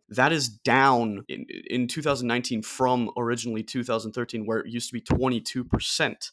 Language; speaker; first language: English; non-native, fluent; German